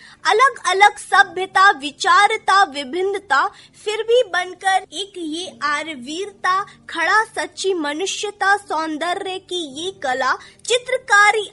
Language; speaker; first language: Hindi; native; Hindi